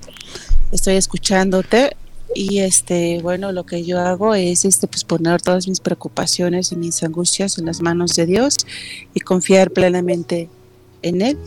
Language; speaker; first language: Spanish; native; Spanish